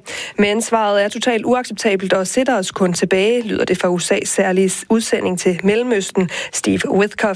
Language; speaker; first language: Danish; native; Danish